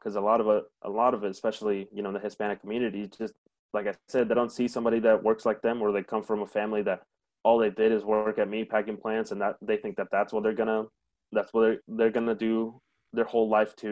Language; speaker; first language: English; early bilingual, other home language; Spanish